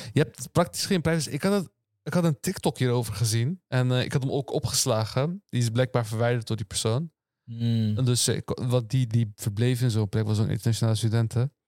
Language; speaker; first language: Dutch; early bilingual, other home language; Turkish